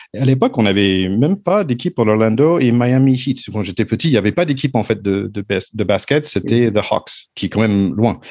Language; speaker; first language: French; non-native, fluent; English